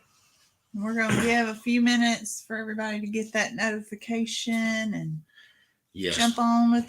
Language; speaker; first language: English; native; English